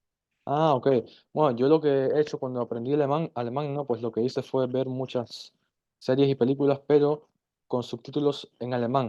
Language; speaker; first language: Spanish; non-native, fluent; German